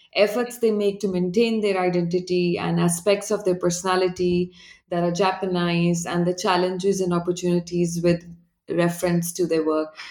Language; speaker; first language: English; non-native, local second language; Hindi